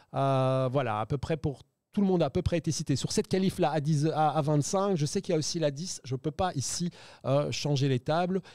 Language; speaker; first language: French; native; French